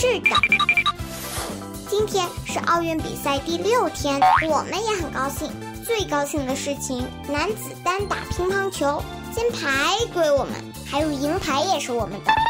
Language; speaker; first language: Chinese; native; Chinese